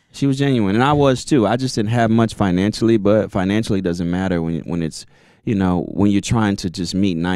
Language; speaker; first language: English; native; English